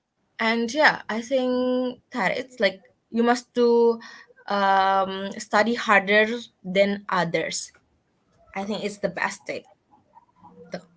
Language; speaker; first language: English; non-native, learner; Indonesian